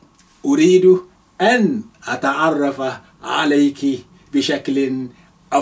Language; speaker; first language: Arabic; non-native, fluent; Yoruba